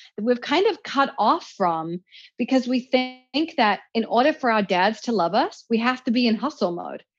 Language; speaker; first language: English; native; English